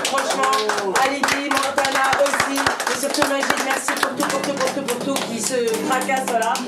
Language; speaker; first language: French; native; French